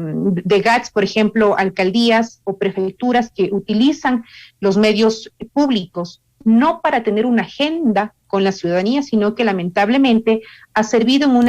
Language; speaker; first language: Spanish; native; Spanish